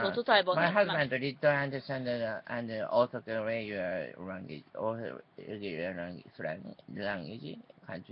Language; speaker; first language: English; non-native, learner; Japanese